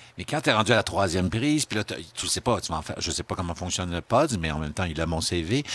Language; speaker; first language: French; native; French